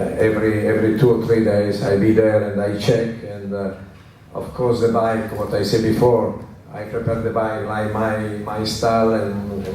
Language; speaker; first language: English; non-native, learner; Italian